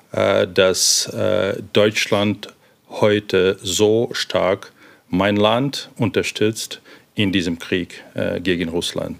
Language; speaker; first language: German; non-native, fluent; Ukrainian